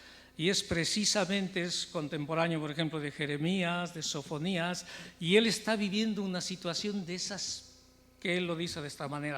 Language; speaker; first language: Spanish; native; Spanish